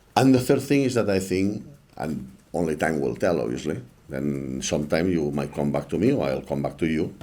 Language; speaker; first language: English; non-native, fluent; Spanish